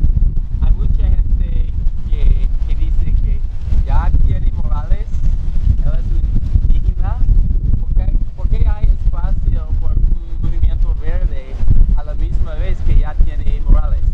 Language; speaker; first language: Spanish; non-native, learner; English